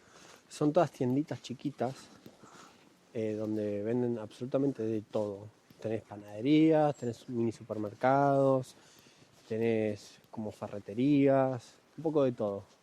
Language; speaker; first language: Spanish; native; Spanish